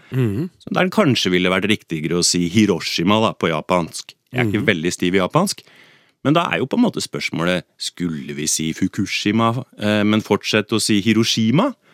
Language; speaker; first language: Norwegian; native; Norwegian